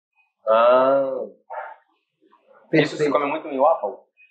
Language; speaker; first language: Portuguese; native; Portuguese